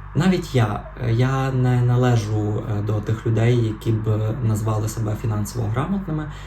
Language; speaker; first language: Ukrainian; non-native, local second language; Russian